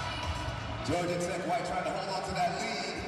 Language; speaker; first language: English; native; English